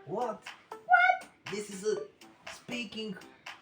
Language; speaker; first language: English; non-native, learner; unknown